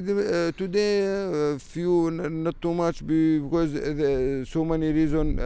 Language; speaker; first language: English; non-native, learner; Arabic